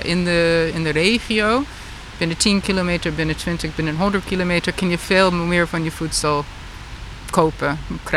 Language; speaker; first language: Dutch; non-native, fluent; English